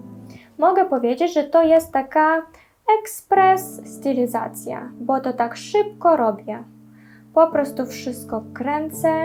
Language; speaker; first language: Polish; non-native, learner; Russian